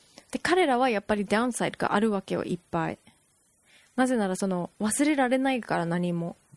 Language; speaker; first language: Japanese; early bilingual, heritage; Japanese